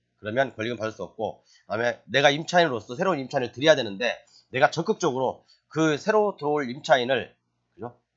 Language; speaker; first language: Korean; native; Korean